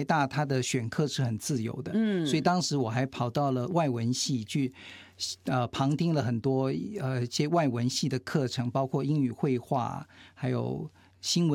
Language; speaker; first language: Chinese; native; Chinese